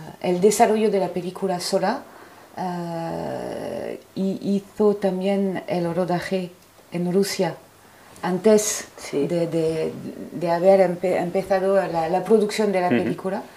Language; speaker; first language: Spanish; non-native, fluent; French